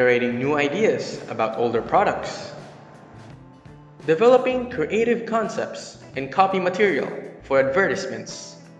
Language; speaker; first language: English; non-native, local second language; Filipino